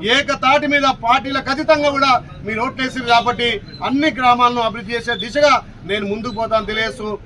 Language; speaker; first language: Telugu; native; Telugu